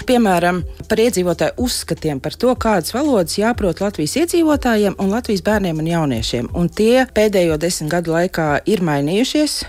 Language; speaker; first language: Latvian; native; Latvian